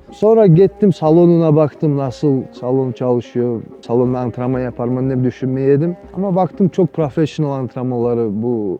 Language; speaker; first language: Turkish; non-native, learner; Kumyk